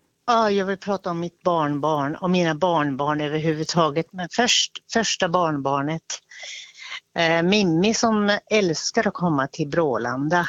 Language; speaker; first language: Swedish; native; Swedish